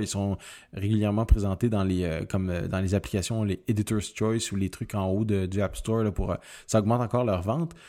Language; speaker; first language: French; native; French